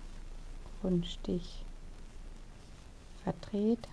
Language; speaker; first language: German; native; German